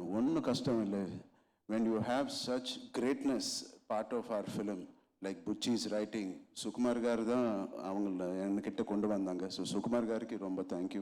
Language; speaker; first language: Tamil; non-native, local second language; Telugu